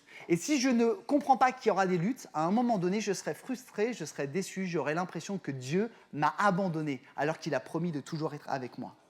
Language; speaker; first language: French; native; French